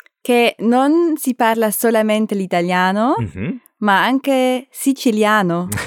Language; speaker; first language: Italian; non-native, learner; German